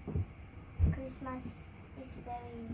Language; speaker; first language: English; non-native, learner; Indonesian